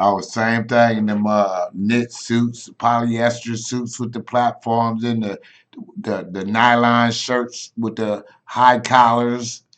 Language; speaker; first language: English; native; English